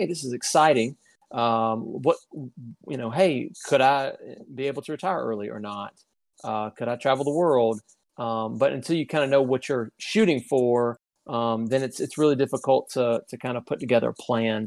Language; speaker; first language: English; native; English